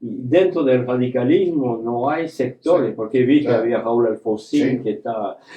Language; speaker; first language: Spanish; non-native, fluent; French